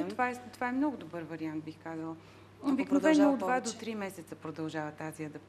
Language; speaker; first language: Bulgarian; native; Bulgarian